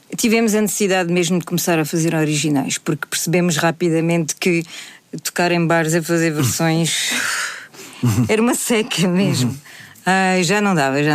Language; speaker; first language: Portuguese; early bilingual, heritage; Portuguese